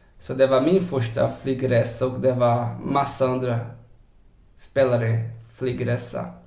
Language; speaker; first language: Swedish; non-native, fluent; Portuguese